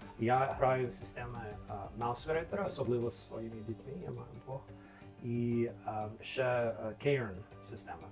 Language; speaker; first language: Ukrainian; non-native, fluent; English